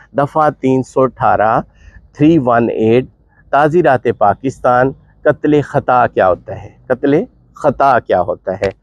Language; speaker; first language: Urdu; non-native, local second language; Punjabi